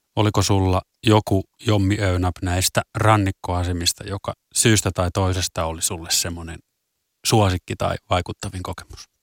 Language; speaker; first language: Finnish; native; Finnish